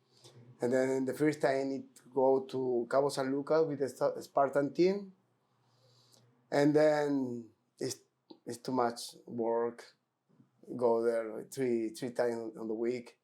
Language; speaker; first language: English; non-native, learner; Spanish